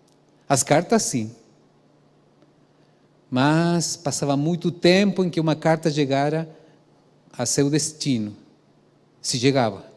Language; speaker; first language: Portuguese; non-native, fluent; Spanish